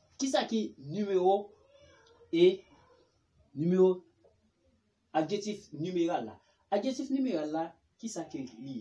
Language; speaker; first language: Spanish; non-native, fluent; Haitian Creole